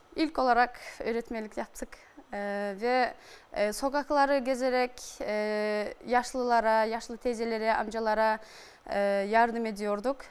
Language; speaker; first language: Turkish; non-native, fluent; Kyrgyz